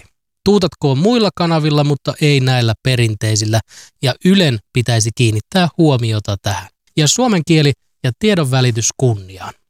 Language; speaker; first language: Finnish; native; Finnish